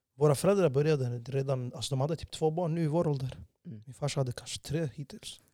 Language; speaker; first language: Swedish; early bilingual, other home language; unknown